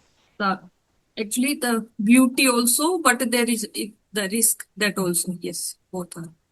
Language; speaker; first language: English; non-native, learner; Hindi